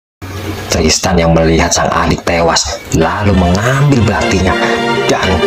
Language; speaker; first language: Indonesian; native; Indonesian